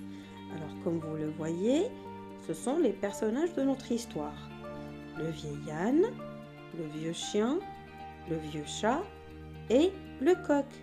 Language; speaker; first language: French; non-native, local second language; Arabic